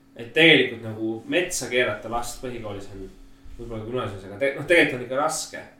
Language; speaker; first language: Estonian; native; Estonian